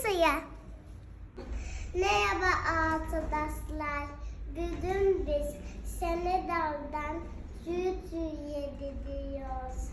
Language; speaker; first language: Turkish; early bilingual, heritage; Turkish